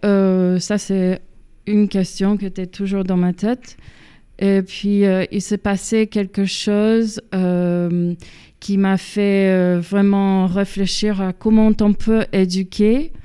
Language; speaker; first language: French; non-native, fluent; English